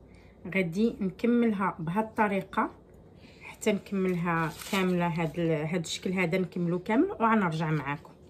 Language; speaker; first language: Arabic; native; Arabic